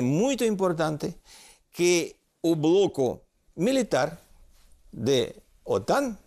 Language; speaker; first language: Portuguese; non-native, fluent; Russian